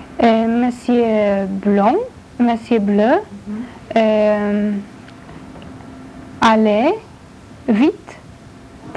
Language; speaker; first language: French; non-native, learner; Polish